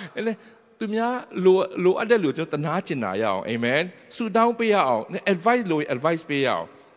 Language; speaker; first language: Burmese; non-native, local second language; Tedim Chin